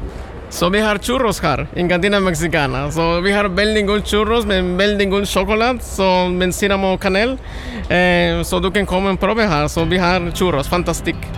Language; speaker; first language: Norwegian; non-native, learner; Spanish